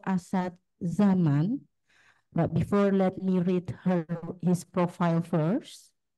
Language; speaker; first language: English; non-native, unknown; Indonesian